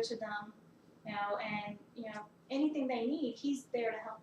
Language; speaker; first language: English; native; English